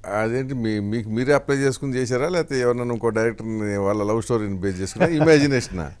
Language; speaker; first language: Telugu; native; Telugu